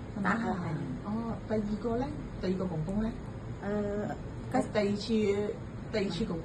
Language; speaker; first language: Cantonese; native; Cantonese